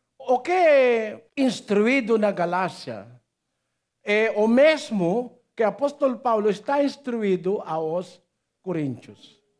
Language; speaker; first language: Portuguese; non-native, learner; Filipino